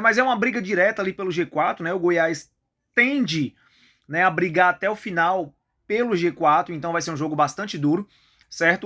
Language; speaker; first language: Portuguese; native; Portuguese